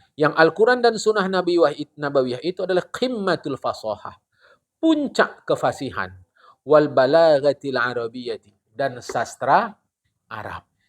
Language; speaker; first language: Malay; non-native, local second language; Indonesian